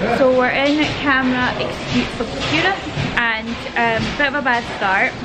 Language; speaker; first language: English; native; English